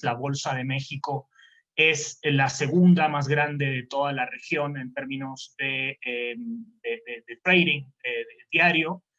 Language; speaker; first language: Spanish; native; Spanish